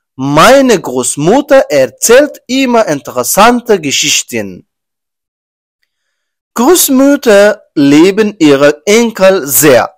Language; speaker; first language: German; non-native, learner; Persian